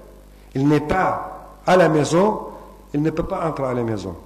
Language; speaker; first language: French; non-native, fluent; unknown